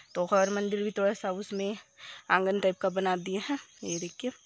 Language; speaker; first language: Hindi; native; Hindi